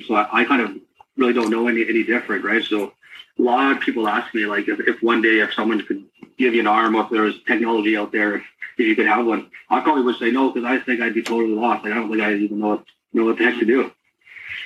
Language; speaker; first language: English; native; English